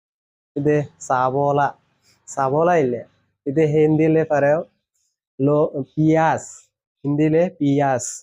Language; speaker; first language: Malayalam; non-native, learner; Assamese